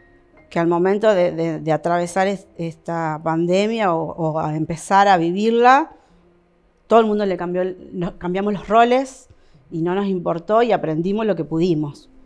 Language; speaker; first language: Spanish; native; Spanish